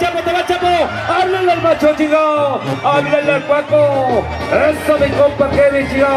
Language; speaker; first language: Spanish; native; Spanish